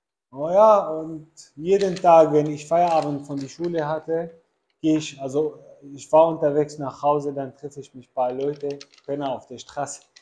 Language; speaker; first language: German; non-native, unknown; Arabic